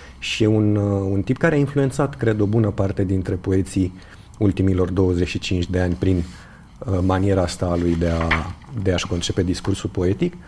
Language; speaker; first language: Romanian; native; Romanian